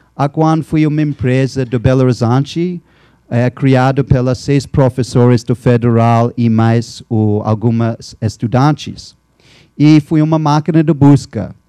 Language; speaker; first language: Portuguese; non-native, fluent; English